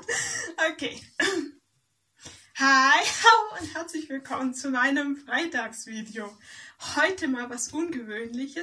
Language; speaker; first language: German; native; German